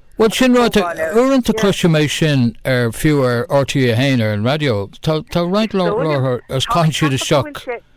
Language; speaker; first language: Irish; non-native, local second language; English